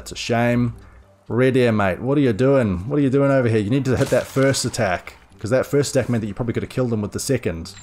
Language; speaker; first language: English; native; English